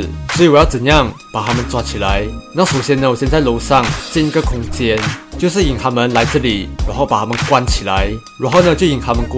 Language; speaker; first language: Chinese; native; Chinese